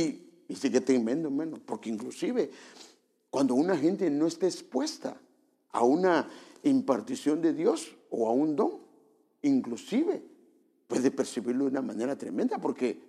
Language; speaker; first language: Spanish; native; Spanish